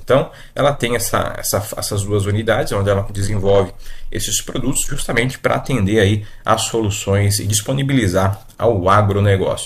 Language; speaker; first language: Portuguese; native; Portuguese